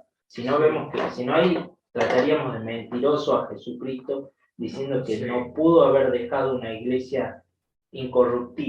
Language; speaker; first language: Spanish; native; Spanish